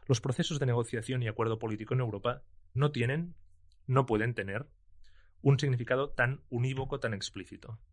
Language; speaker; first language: Spanish; non-native, local second language; Catalan